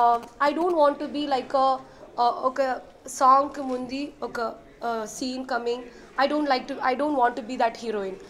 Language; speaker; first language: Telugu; non-native, learner; Malayalam